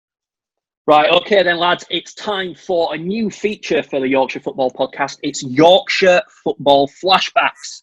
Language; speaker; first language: English; native; English